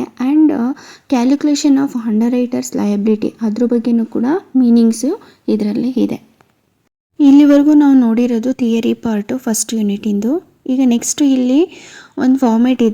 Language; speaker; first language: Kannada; native; Kannada